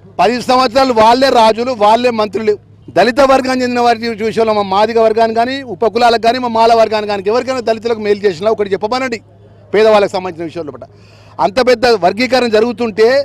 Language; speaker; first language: Telugu; native; Telugu